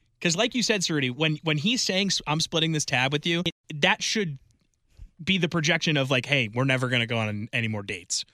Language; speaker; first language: English; native; English